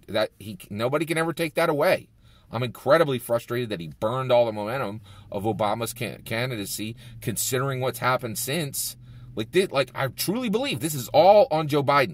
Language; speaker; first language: English; native; English